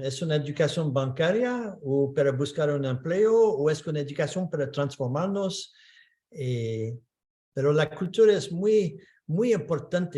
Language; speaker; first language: Spanish; non-native, fluent; English